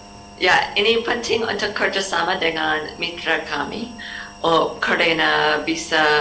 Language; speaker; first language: Indonesian; non-native, learner; English